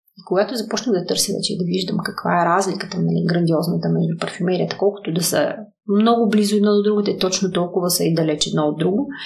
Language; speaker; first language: Bulgarian; early bilingual, heritage; Russian